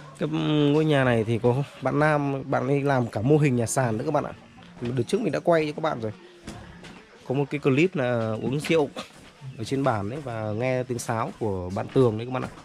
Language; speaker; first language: Vietnamese; native; Vietnamese